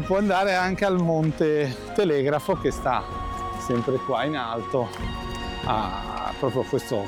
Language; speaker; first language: Italian; native; Italian